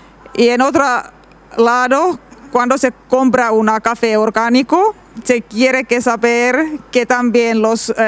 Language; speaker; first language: Spanish; non-native, learner; Finnish